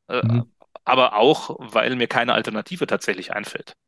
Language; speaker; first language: German; native; German